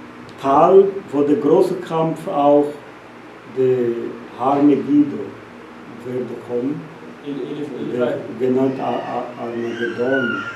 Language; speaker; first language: German; non-native, learner; Portuguese